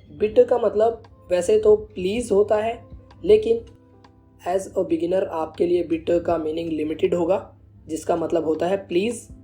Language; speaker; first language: Hindi; native; Hindi